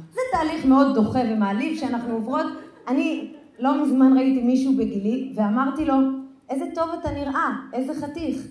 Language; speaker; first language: Hebrew; native; Hebrew